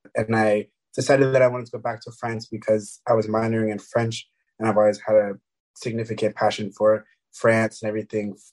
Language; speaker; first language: English; early bilingual, other home language; French